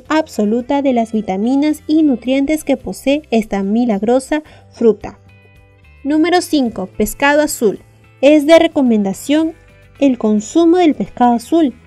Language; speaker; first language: Spanish; native; Spanish